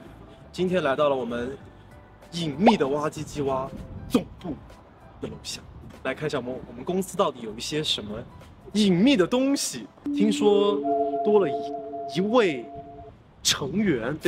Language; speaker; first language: Chinese; native; Chinese